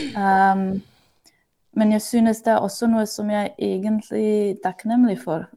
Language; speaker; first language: Norwegian; non-native, fluent; Slovak